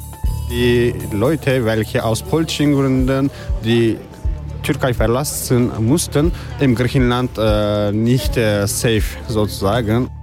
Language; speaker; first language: German; non-native, learner; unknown